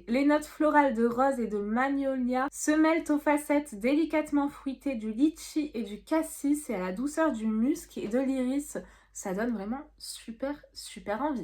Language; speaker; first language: French; native; French